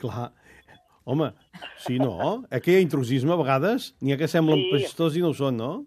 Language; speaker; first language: Catalan; native; Catalan